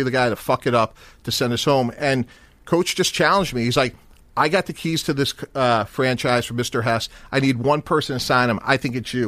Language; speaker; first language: English; native; English